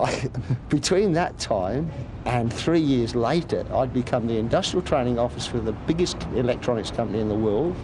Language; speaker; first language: English; native; English